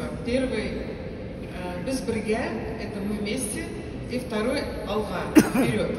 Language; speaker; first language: Russian; non-native, local second language; Tatar